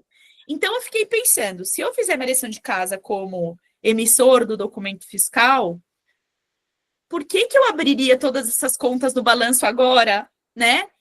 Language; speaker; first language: Portuguese; native; Portuguese